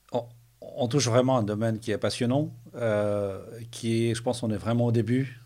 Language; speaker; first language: French; non-native, local second language; Arabic